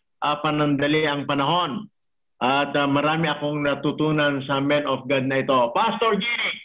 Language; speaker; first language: Filipino; non-native, local second language; Iloko